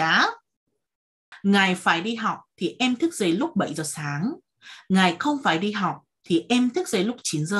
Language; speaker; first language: Vietnamese; non-native, fluent; Korean